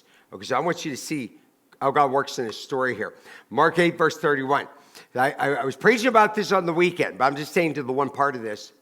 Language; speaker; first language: English; native; English